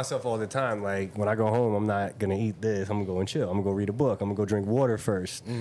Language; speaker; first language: English; native; English